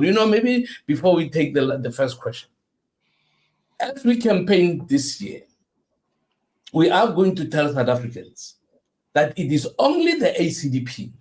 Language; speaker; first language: English; non-native, local second language; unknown